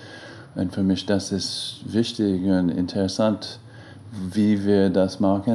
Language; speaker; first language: German; non-native, learner; English